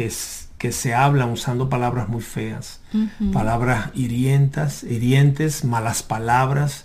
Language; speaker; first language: Spanish; native; Spanish